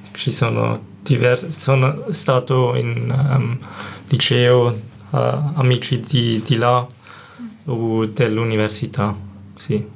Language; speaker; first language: Italian; non-native, learner; German